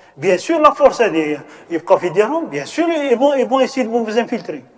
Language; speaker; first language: French; non-native, local second language; Arabic